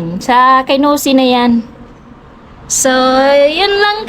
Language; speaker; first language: Filipino; native; Filipino